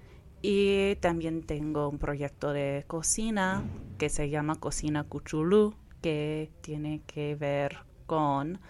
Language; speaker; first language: Spanish; non-native, fluent; English